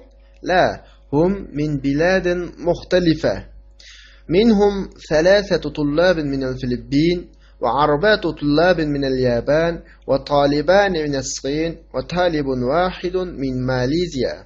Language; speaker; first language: Arabic; non-native, fluent; Uyghur